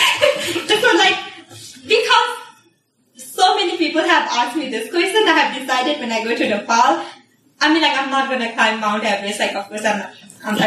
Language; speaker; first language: English; non-native, fluent; Nepali